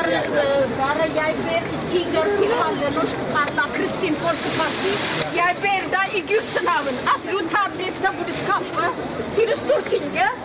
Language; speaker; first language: Norwegian; non-native, learner; Amharic